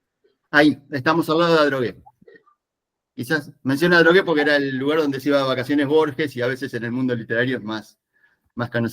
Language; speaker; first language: Spanish; native; Spanish